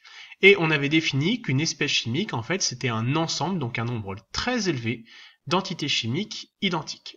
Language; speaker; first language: French; native; French